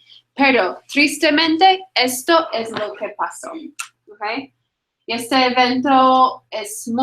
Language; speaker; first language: Spanish; non-native, fluent; English